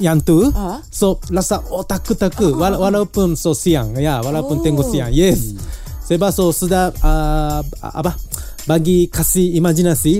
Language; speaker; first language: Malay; non-native, learner; Japanese